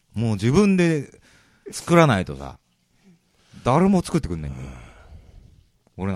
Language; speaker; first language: Japanese; native; Japanese